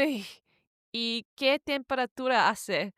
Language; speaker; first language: Spanish; non-native, learner; English